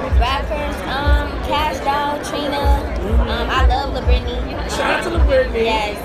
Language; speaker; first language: English; native; English